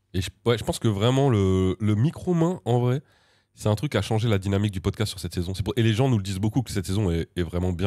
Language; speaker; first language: French; native; French